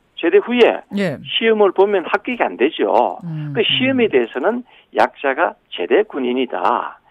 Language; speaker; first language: Korean; native; Korean